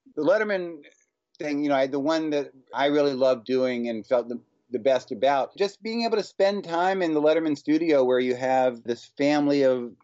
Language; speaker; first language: English; native; English